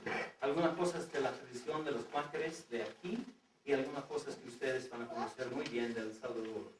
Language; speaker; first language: Spanish; non-native, fluent; English